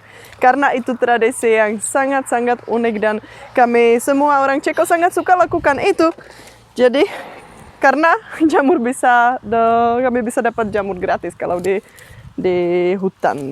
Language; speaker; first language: Indonesian; non-native, fluent; Czech